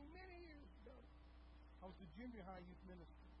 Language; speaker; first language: English; native; English